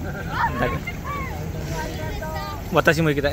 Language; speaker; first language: Japanese; non-native, learner; Hindi